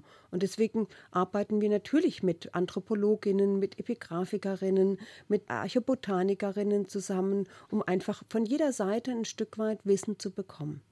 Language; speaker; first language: German; native; German